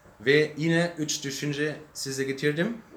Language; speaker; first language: Turkish; non-native, learner; German